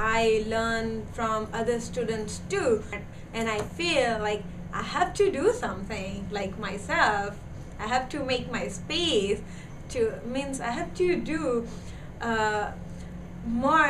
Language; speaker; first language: English; non-native, learner; Gujarati